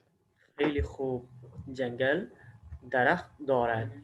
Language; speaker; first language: Persian; non-native, fluent; Urdu